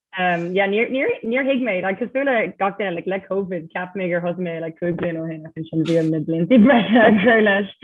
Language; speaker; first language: Irish; non-native, local second language; English